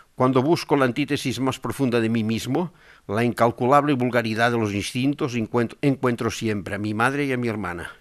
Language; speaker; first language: Spanish; non-native, local second language; Catalan